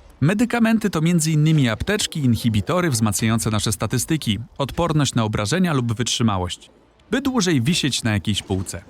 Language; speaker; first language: Polish; native; Polish